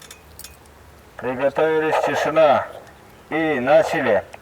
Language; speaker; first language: Russian; non-native, local second language; Kyrgyz